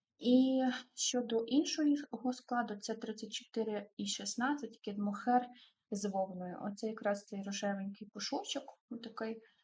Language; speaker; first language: Ukrainian; non-native, local second language; Russian